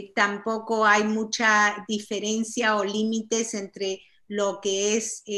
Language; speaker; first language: Spanish; native; Spanish